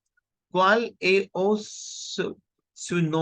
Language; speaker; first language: Portuguese; non-native, learner; Hindi